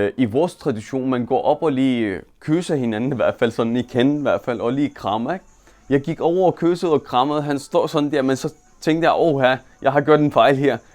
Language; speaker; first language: Danish; non-native, fluent; Turkish